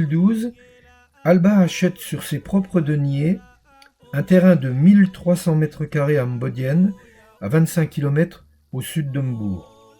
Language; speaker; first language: French; native; French